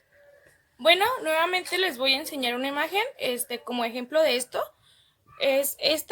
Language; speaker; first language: Spanish; native; Spanish